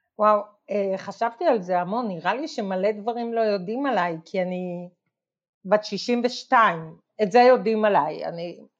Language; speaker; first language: Hebrew; native; Hebrew